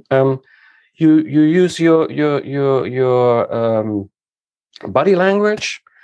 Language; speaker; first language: English; non-native, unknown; German